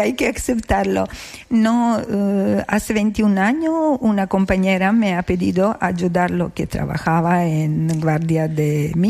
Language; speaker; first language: Spanish; non-native, fluent; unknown